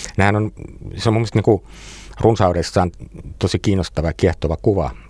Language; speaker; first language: Finnish; native; Finnish